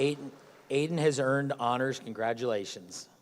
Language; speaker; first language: English; native; English